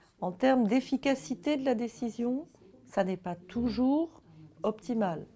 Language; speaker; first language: French; native; French